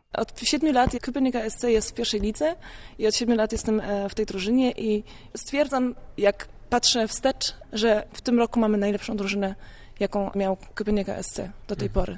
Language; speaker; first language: Polish; native; Polish